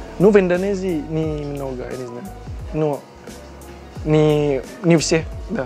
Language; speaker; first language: Russian; non-native, learner; Indonesian